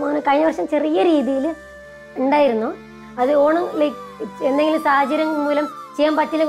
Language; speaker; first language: Malayalam; native; Malayalam